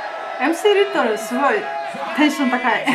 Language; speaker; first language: Japanese; non-native, learner; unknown